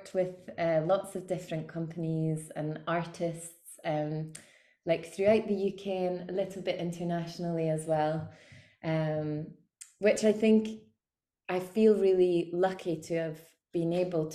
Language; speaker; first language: English; native; English